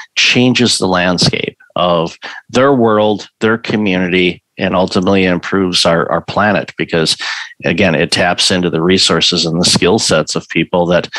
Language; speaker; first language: English; native; English